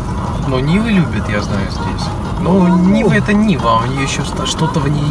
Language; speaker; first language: Russian; native; Russian